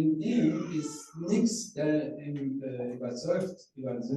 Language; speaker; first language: German; non-native, learner; Rundi